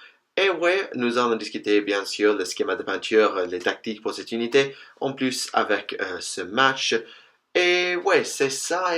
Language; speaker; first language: French; non-native, fluent; English